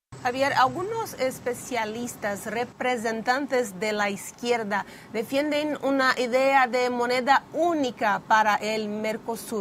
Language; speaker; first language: Spanish; non-native, fluent; Portuguese